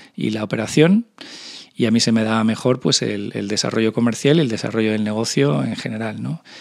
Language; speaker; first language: Spanish; native; Spanish